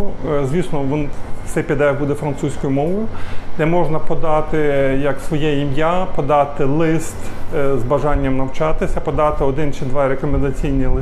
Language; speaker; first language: Ukrainian; native; Ukrainian